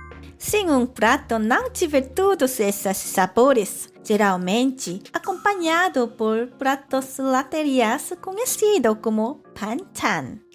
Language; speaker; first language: Portuguese; non-native, fluent; Korean